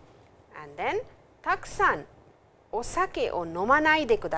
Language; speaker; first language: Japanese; non-native, fluent; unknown